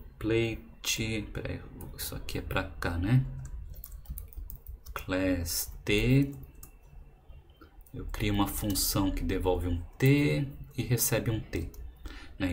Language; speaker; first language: Portuguese; native; Portuguese